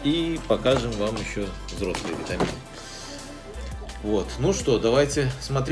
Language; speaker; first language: Russian; native; Russian